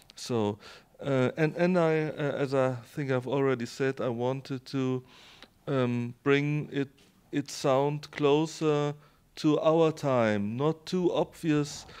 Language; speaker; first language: English; non-native, fluent; German